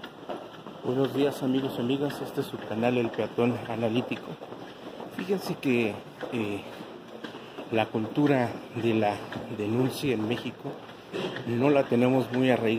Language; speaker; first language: Spanish; native; Spanish